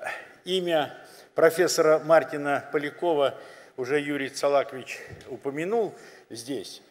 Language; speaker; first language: Russian; native; Russian